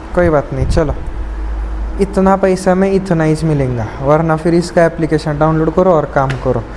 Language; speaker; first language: Hindi; non-native, local second language; Marathi